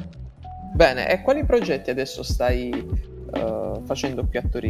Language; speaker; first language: Italian; native; Italian